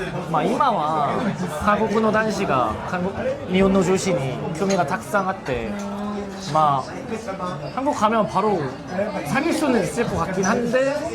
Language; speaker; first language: Korean; native; Korean